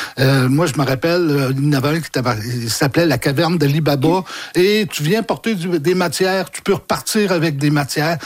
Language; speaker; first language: French; native; French